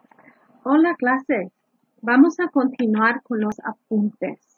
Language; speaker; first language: Spanish; non-native, fluent; English